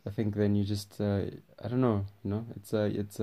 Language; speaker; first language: English; non-native, local second language; Tswana